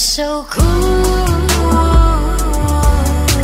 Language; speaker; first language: English; native; English